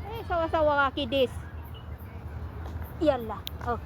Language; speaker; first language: Arabic; non-native, learner; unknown